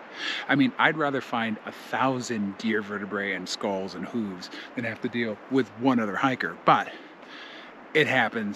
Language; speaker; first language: English; native; English